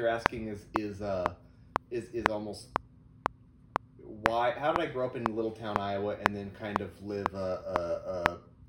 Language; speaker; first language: English; native; English